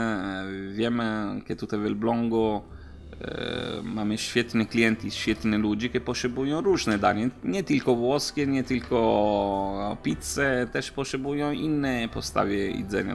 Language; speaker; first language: Polish; non-native, learner; Italian